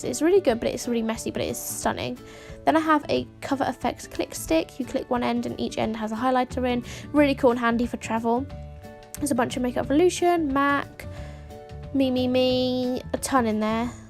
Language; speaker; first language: English; native; English